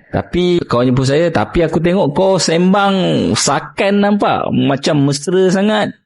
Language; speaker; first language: Malay; native; Malay